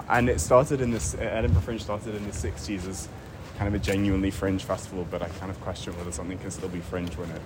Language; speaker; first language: English; native; English